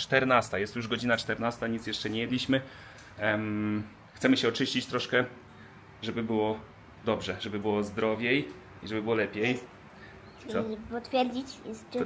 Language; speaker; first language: Polish; native; Polish